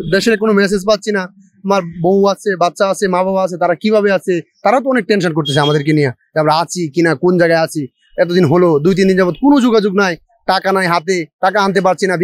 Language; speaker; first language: Bangla; native; Bangla